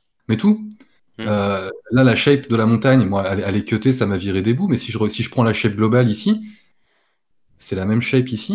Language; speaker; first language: French; native; French